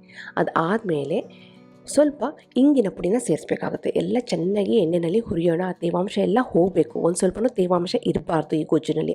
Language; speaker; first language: Kannada; native; Kannada